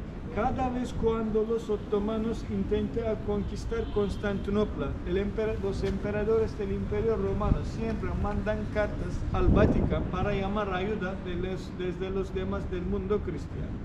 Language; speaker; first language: Spanish; non-native, fluent; Turkish